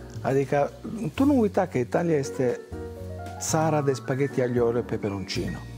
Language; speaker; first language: Romanian; non-native, fluent; Italian